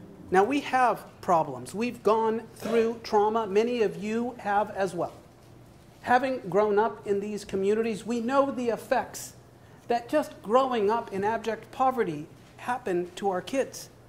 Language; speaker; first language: English; early bilingual, other home language; Spanish